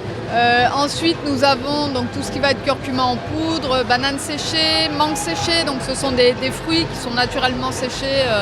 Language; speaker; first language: French; native; French